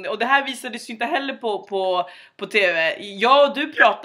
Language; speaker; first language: Swedish; native; Swedish